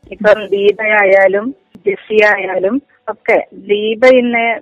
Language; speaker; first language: Malayalam; native; Malayalam